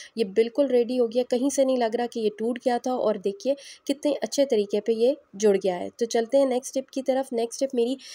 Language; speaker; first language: Hindi; native; Hindi